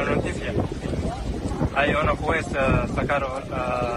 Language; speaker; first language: Spanish; non-native, learner; Arabic